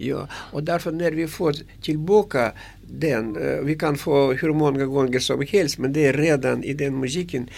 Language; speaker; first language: Swedish; non-native, fluent; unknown